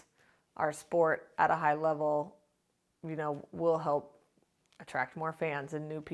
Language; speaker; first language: English; native; English